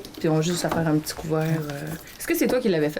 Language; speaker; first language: French; native; French